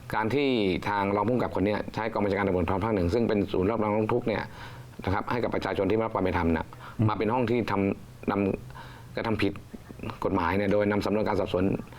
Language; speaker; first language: Thai; native; Thai